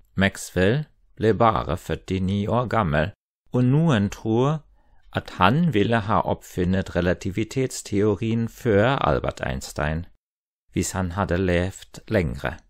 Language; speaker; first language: Norwegian; non-native, fluent; German